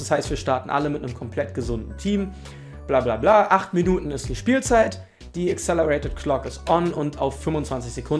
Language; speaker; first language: German; native; German